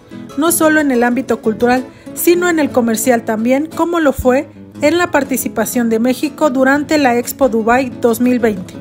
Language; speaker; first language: Spanish; native; Spanish